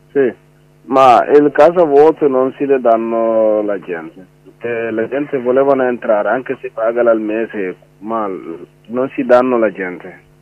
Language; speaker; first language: Italian; non-native, learner; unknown